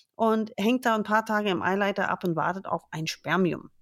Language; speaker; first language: German; non-native, fluent; English